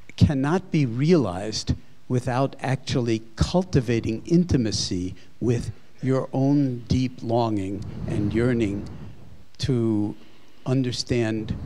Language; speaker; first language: English; native; English